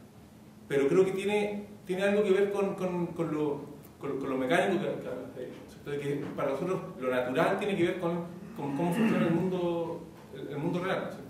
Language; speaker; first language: Spanish; native; Spanish